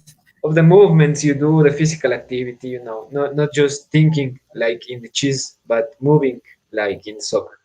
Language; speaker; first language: English; non-native, fluent; Spanish